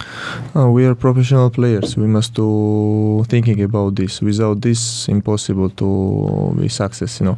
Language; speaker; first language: English; non-native, learner; Georgian